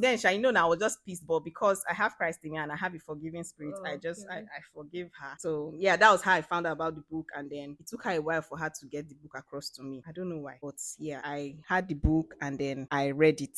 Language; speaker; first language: English; non-native, local second language; Ibibio